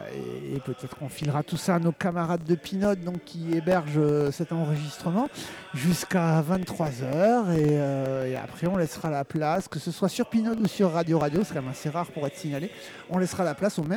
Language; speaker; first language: French; native; French